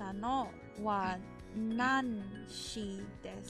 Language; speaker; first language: Japanese; non-native, learner; English